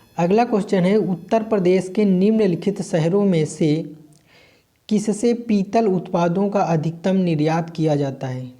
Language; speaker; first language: Hindi; native; Hindi